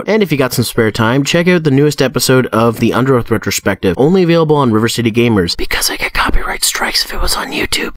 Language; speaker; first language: English; native; English